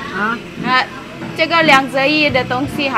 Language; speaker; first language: Indonesian; native; Indonesian